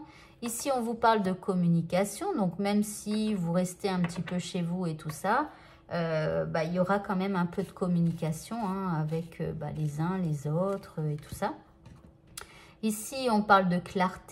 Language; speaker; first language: French; native; French